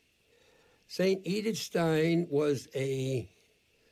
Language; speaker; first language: English; native; English